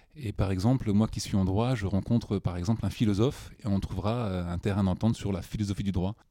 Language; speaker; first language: French; native; French